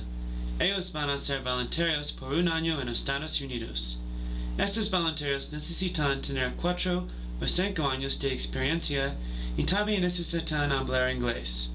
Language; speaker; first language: Spanish; non-native, fluent; English